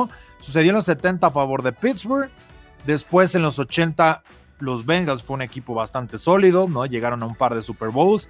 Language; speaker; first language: Spanish; native; Spanish